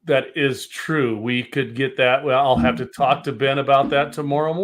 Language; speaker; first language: English; native; English